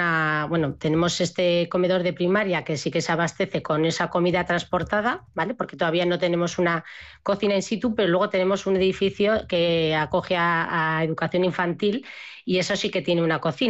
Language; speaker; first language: Spanish; native; Spanish